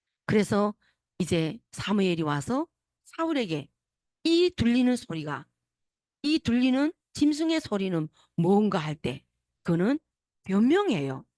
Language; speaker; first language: Korean; native; Korean